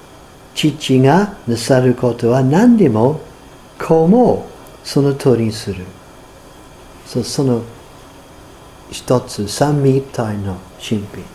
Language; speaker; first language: Japanese; non-native, fluent; English